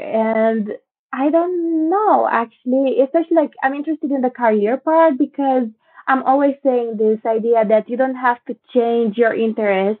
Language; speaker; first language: English; non-native, fluent; Romanian